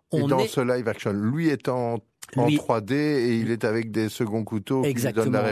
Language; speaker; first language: French; native; French